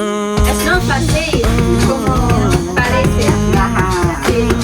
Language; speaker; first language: Spanish; non-native, learner; Chinese